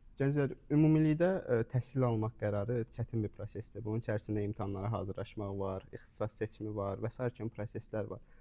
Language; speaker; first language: Azerbaijani; native; Azerbaijani